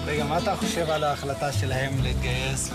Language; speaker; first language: Hebrew; native; Hebrew